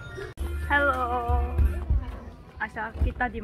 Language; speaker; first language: Indonesian; non-native, learner; Korean